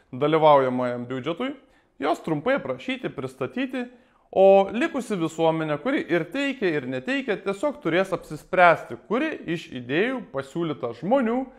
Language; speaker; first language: Lithuanian; native; Lithuanian